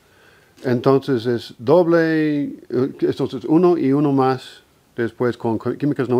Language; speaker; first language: Spanish; non-native, learner; English